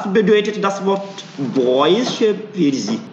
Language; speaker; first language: German; non-native, learner; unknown